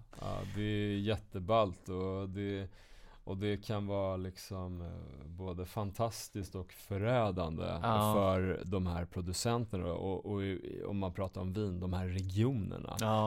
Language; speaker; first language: Swedish; native; Swedish